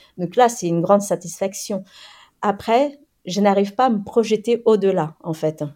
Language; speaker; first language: French; early bilingual, other home language; Khmer